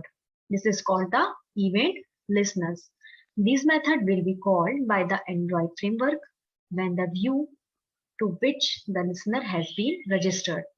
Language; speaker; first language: English; non-native, local second language; Hindi